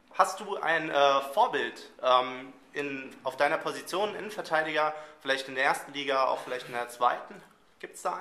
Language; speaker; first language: German; native; German